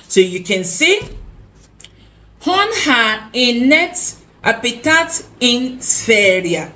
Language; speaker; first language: Swedish; non-native, learner; English